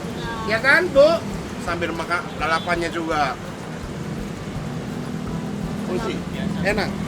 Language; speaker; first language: Indonesian; non-native, fluent; Japanese